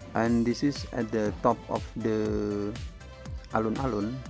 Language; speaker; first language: English; non-native, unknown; Indonesian